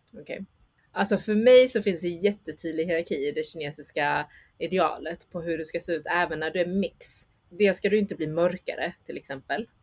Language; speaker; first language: Swedish; early bilingual, other home language; Chinese